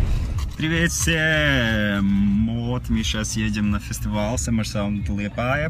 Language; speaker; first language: Russian; non-native, local second language; Latvian